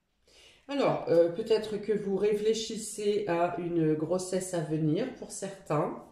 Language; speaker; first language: French; native; French